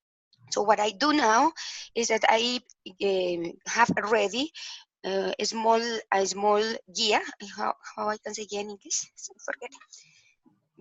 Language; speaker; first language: English; non-native, learner; Spanish